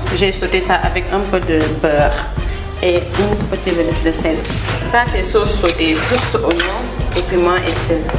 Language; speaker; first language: French; non-native, local second language; Wolof